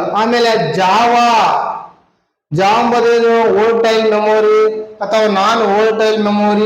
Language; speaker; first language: Kannada; native; Kannada